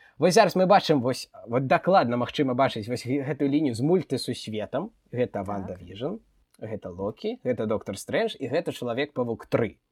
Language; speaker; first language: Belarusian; non-native, local second language; Russian